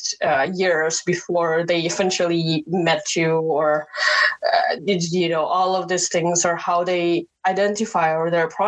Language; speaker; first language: English; non-native, fluent; Indonesian